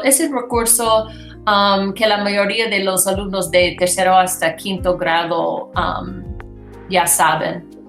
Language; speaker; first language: Spanish; non-native, fluent; English